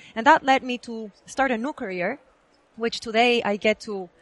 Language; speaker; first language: English; non-native, fluent; Spanish